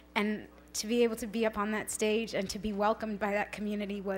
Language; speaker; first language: English; early bilingual, other home language; Spanish